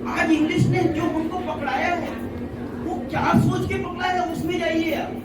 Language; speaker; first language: Hindi; native; Hindi